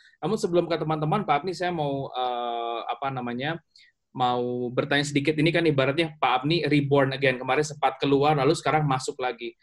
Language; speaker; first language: Indonesian; native; Indonesian